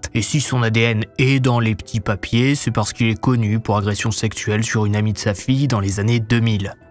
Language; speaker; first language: French; native; French